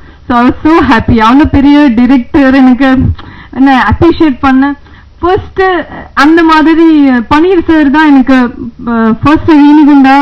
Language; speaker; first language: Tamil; non-native, learner; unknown